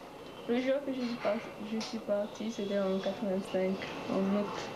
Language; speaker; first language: French; early bilingual, other home language; Chinese